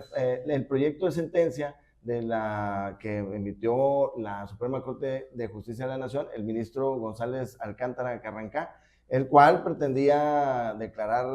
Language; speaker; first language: Spanish; native; Spanish